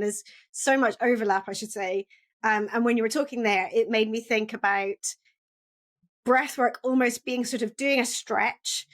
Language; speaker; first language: English; native; English